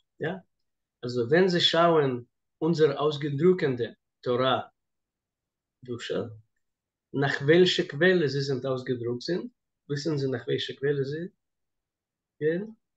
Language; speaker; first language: German; non-native, fluent; Russian